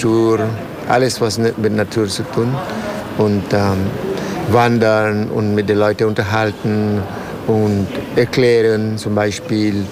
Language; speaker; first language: German; non-native, learner; Spanish